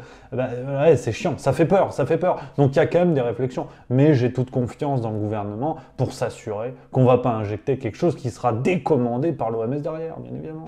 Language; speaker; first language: French; native; French